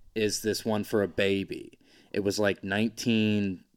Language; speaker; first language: English; native; English